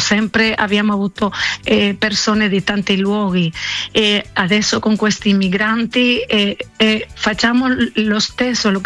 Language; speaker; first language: Italian; non-native, learner; Spanish